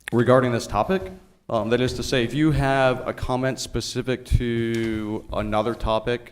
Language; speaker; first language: English; native; English